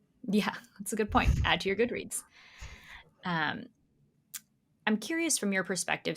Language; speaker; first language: English; native; English